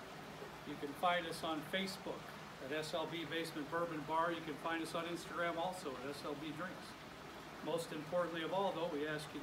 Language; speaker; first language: English; native; English